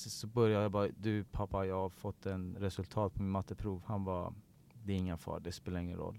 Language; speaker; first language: Swedish; early bilingual, other home language; Persian